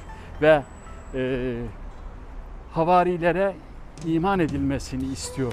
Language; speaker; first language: Turkish; native; Turkish